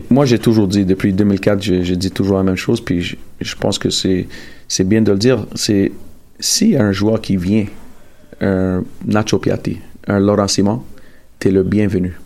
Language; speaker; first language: French; early bilingual, other home language; Italian